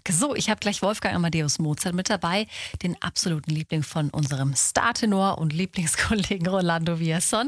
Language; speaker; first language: German; native; German